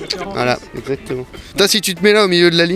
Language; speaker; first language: French; native; French